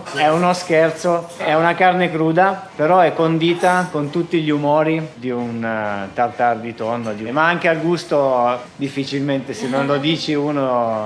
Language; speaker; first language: Italian; native; Italian